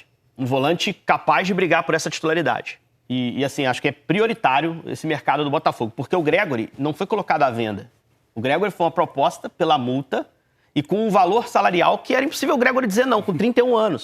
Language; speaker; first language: Portuguese; native; Portuguese